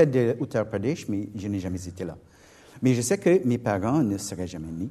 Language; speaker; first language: French; non-native, fluent; English